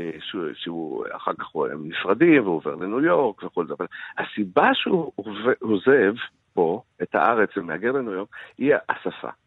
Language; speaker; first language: Hebrew; early bilingual, other home language; Arabic